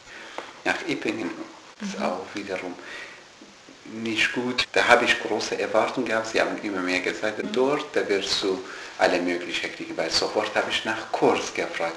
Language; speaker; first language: German; non-native, learner; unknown